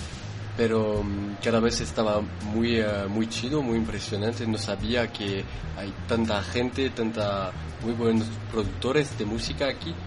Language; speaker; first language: Spanish; non-native, fluent; French